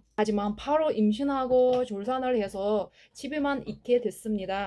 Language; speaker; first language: Korean; non-native, learner; Kazakh